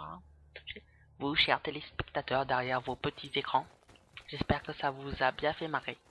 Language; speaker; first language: French; native; French